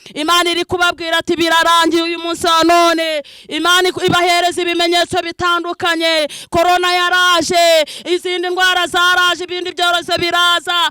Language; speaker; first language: Kinyarwanda; non-native, local second language; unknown